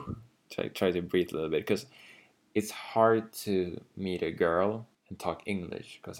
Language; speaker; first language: English; non-native, fluent; Swedish